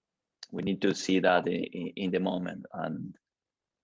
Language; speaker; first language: English; non-native, learner; Spanish